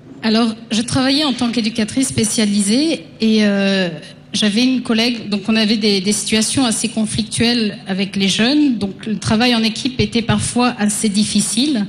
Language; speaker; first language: French; native; French